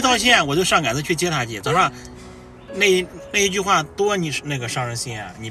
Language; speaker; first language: Chinese; native; Chinese